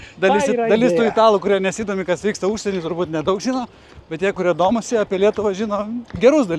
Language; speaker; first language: Lithuanian; native; Lithuanian